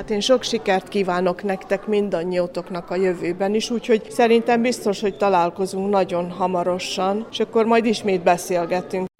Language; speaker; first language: Hungarian; native; Hungarian